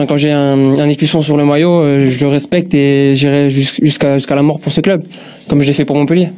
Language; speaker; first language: French; native; French